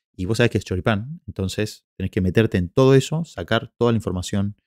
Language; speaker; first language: Spanish; native; Spanish